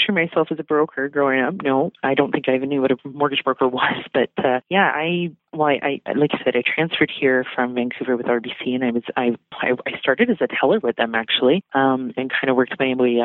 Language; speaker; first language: English; native; English